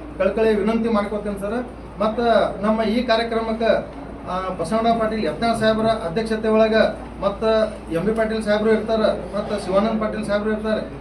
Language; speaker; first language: Kannada; non-native, local second language; Lambadi